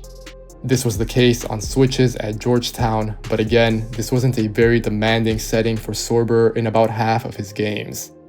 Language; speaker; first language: English; native; English